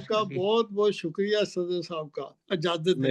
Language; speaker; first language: Hindi; non-native, local second language; Punjabi